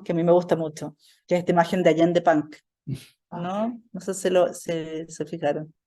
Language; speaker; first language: Spanish; native; Spanish